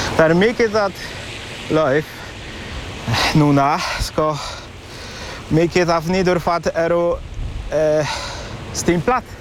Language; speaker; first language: Icelandic; non-native, learner; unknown